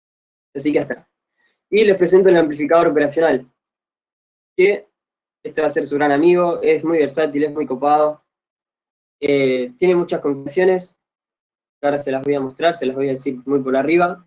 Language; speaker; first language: Spanish; native; Spanish